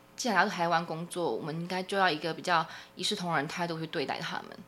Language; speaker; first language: Chinese; native; Chinese